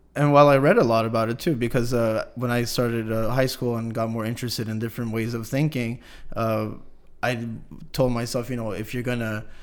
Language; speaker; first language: English; native; English